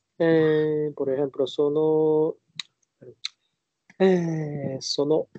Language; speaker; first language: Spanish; non-native, learner; Japanese